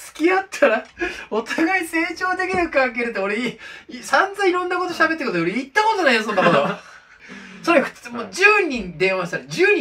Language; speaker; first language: Japanese; native; Japanese